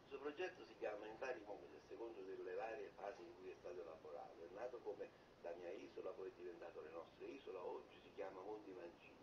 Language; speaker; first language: Italian; native; Italian